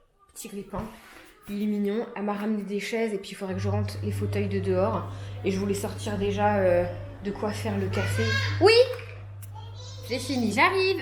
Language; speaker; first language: French; native; French